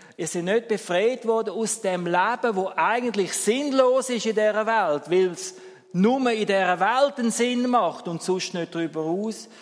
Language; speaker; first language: German; native; German